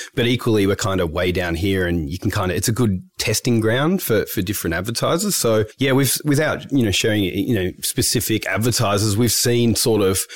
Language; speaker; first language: English; native; English